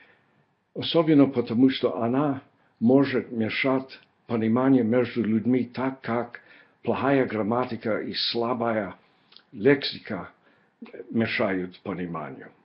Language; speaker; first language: Russian; non-native, fluent; English